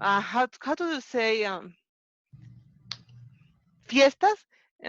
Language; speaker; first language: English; non-native, learner; Spanish